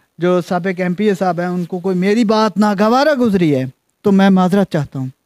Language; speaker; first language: Urdu; non-native, local second language; Punjabi